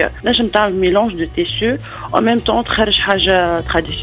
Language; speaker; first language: Arabic; native; Arabic